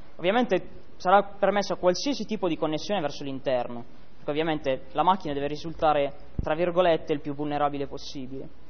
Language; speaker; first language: Italian; native; Italian